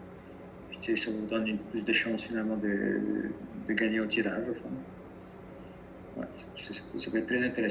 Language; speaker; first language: French; native; French